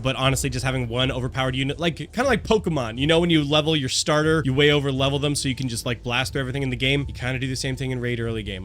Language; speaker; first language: English; native; English